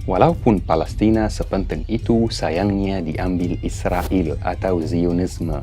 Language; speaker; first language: Indonesian; non-native, fluent; Arabic